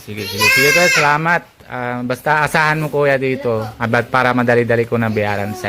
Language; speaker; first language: Filipino; non-native, fluent; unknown